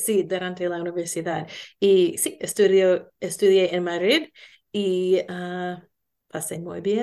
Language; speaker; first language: Spanish; non-native, learner; English